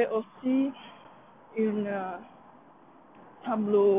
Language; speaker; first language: French; non-native, learner; English